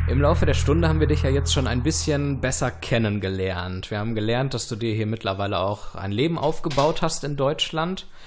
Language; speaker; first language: German; native; German